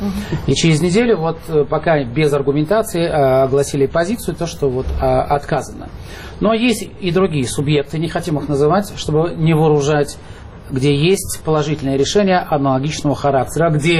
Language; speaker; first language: Russian; native; Russian